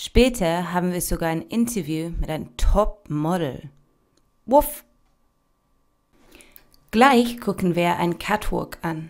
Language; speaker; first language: German; non-native, fluent; English